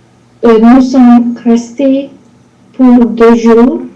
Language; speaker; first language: French; non-native, learner; English